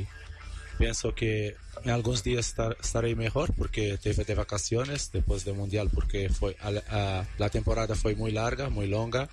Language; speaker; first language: Spanish; non-native, learner; Portuguese